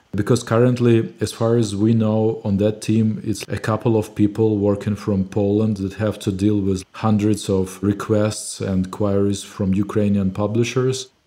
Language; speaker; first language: English; non-native, fluent; Ukrainian